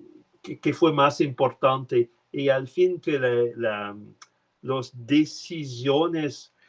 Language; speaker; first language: Spanish; non-native, learner; French